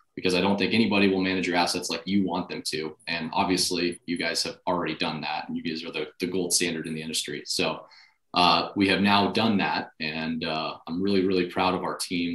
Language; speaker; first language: English; native; English